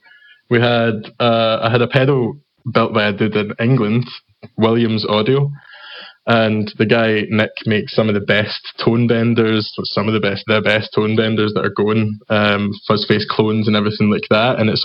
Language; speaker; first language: English; native; English